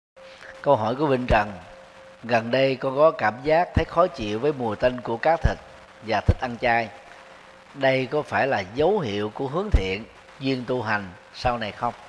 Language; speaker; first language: Vietnamese; native; Vietnamese